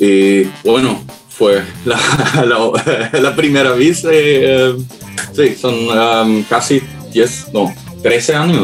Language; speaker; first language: Spanish; non-native, learner; German